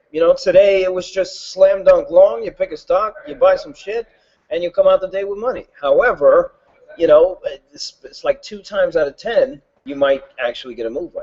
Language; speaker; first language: English; native; English